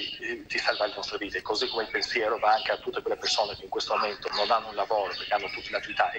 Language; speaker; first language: Italian; native; Italian